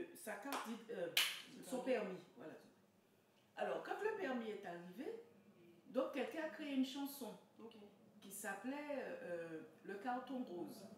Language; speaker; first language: French; native; French